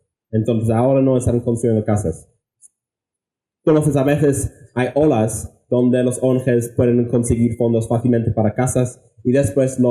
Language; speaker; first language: Spanish; non-native, fluent; English